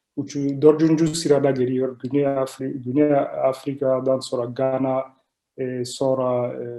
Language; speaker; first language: Turkish; non-native, learner; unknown